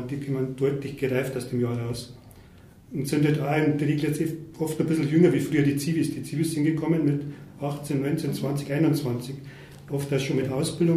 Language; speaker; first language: German; native; German